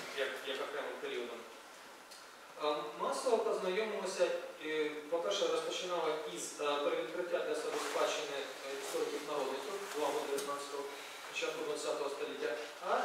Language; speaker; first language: Ukrainian; native; Ukrainian